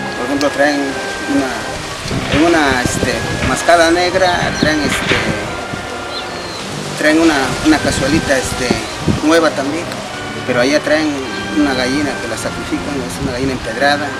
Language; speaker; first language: Spanish; native; Spanish